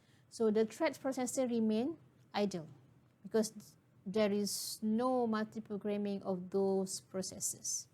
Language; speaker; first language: English; non-native, local second language; Malay